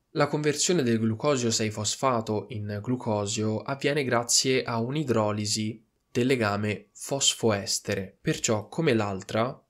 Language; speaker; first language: Italian; native; Italian